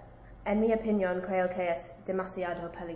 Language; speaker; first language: Spanish; non-native, learner; English